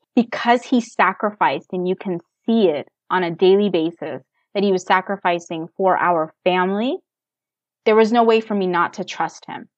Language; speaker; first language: English; native; English